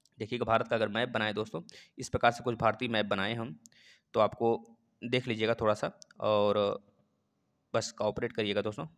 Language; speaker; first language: Hindi; native; Hindi